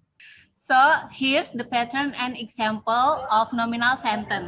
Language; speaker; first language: English; non-native, learner; Indonesian